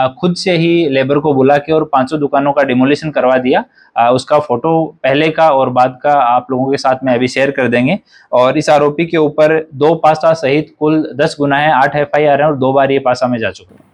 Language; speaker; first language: Hindi; non-native, local second language; Gujarati